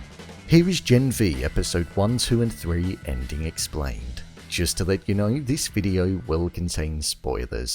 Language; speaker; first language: English; native; English